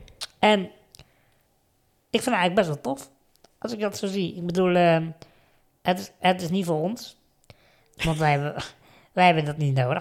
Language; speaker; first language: Dutch; native; Dutch